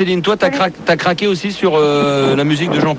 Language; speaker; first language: French; native; French